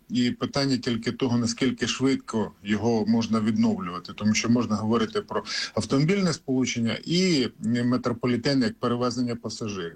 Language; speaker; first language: Ukrainian; native; Ukrainian